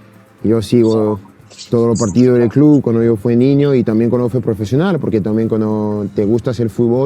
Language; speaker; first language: Spanish; non-native, fluent; French